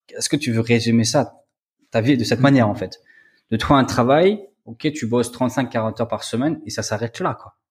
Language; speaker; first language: French; native; French